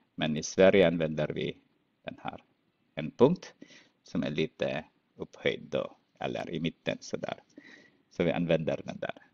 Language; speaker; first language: Swedish; non-native, fluent; Filipino